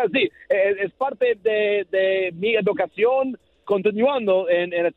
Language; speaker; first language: Spanish; non-native, learner; English